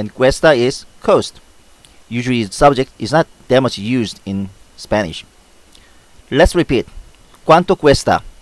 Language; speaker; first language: English; non-native, fluent; Korean